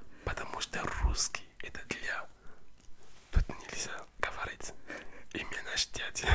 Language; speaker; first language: Russian; non-native, learner; French